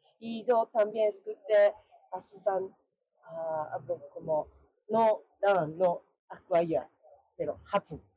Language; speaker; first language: Spanish; non-native, learner; Japanese